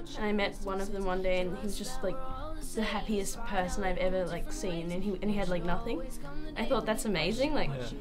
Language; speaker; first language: English; native; English